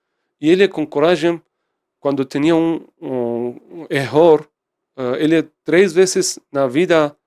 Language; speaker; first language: Portuguese; non-native, fluent; Persian